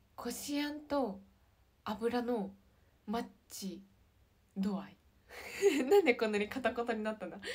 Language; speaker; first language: Japanese; native; Japanese